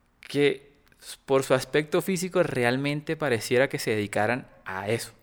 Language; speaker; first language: Spanish; native; Spanish